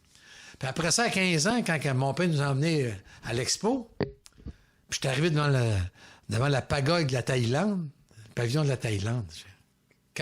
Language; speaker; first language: French; native; French